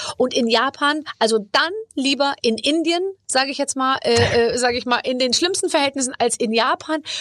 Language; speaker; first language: German; native; German